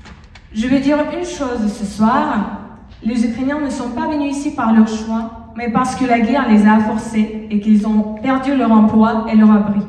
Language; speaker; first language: French; non-native, fluent; Russian